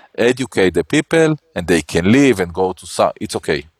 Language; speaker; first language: English; non-native, learner; Hebrew